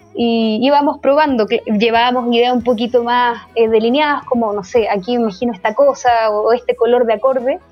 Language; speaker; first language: Spanish; native; Spanish